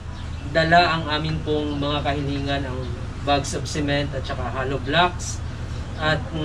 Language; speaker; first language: Filipino; native; Filipino